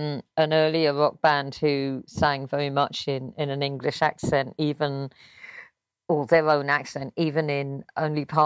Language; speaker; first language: English; native; English